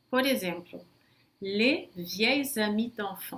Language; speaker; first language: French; non-native, fluent; Portuguese